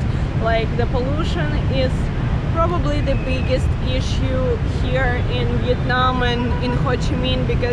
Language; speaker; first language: English; non-native, fluent; Ukrainian